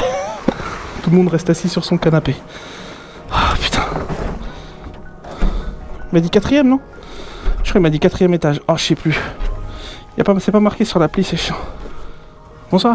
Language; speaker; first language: French; native; French